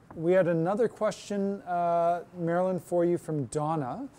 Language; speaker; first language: English; native; English